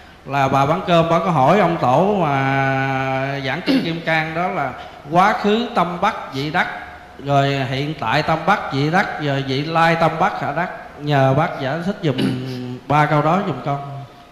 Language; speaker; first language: Vietnamese; non-native, local second language; Khmer